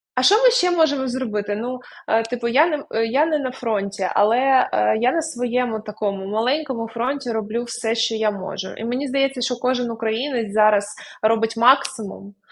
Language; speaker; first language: Ukrainian; non-native, local second language; Russian